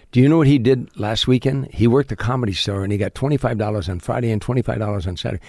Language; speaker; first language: English; native; English